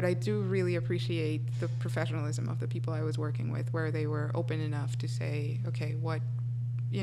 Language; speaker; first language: English; non-native, fluent; Spanish